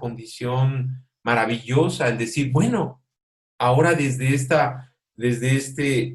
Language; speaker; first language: Spanish; native; Spanish